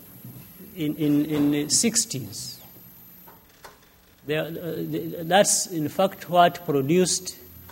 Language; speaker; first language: English; non-native, local second language; Kinyarwanda